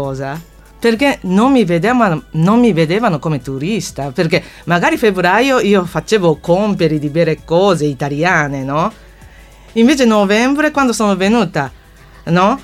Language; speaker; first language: Italian; non-native, fluent; Japanese